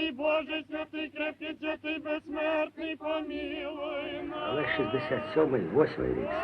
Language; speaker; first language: Ukrainian; native; Ukrainian